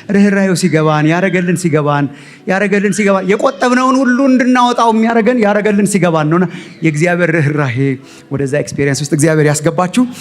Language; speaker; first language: Amharic; native; Amharic